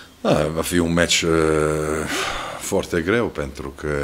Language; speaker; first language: Romanian; non-native, fluent; Italian